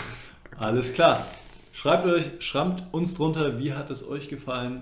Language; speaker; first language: German; native; German